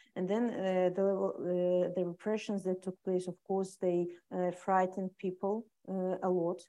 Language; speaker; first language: English; non-native, fluent; Russian